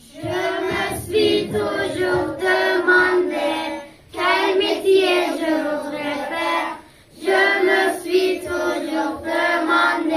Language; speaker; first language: French; non-native, learner; Turkish